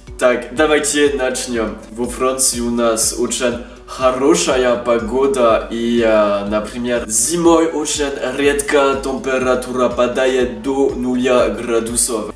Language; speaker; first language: Russian; non-native, learner; French